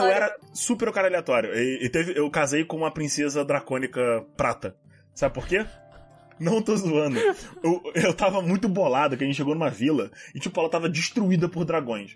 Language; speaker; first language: Portuguese; native; Portuguese